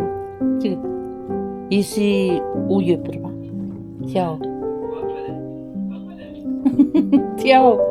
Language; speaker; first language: Chinese; non-native, local second language; Kazakh